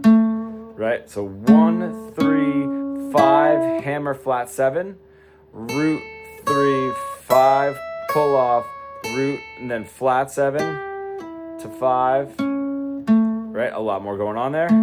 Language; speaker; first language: English; native; English